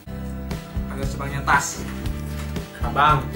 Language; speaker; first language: Indonesian; non-native, local second language; Sundanese